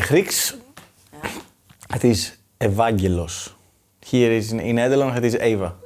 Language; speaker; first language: Dutch; non-native, fluent; Greek